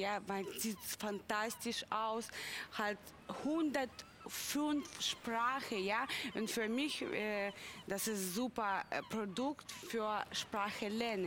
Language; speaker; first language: German; non-native, learner; Russian